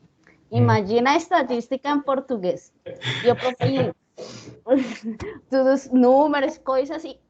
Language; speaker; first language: Portuguese; non-native, learner; Spanish